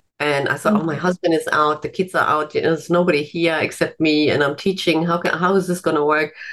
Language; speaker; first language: English; non-native, fluent; German